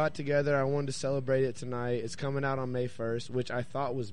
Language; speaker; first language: English; native; English